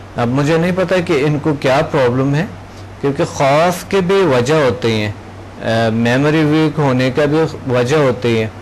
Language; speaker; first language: Urdu; non-native, local second language; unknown